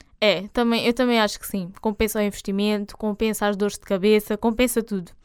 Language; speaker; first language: Portuguese; native; Portuguese